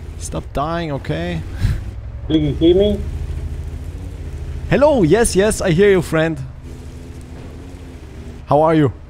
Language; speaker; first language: English; non-native, learner; German